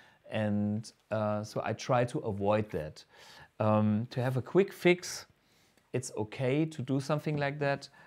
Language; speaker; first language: English; non-native, fluent; German